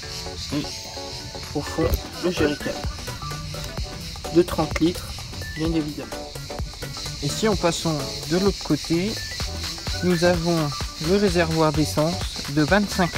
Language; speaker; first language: French; native; French